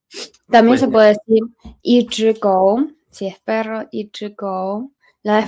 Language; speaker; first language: Spanish; non-native, fluent; Chinese